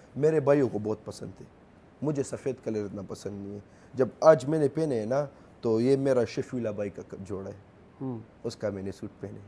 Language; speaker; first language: Urdu; non-native, local second language; Pashto